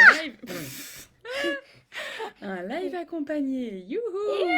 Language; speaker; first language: French; native; French